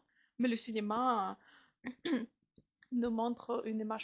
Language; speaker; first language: French; non-native, fluent; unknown